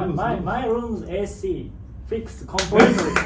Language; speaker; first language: English; non-native, learner; Japanese